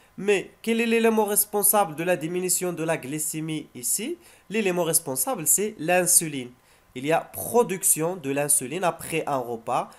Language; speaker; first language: French; non-native, local second language; Arabic